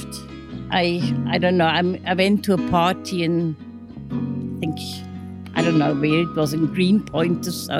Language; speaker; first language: English; non-native, fluent; Swiss German